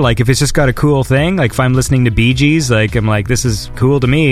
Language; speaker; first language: English; native; English